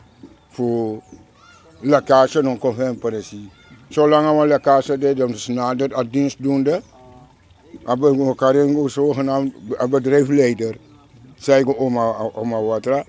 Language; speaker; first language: Dutch; non-native, local second language; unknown